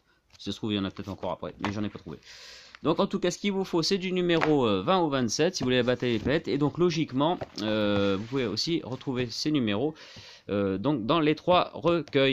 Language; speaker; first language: French; native; French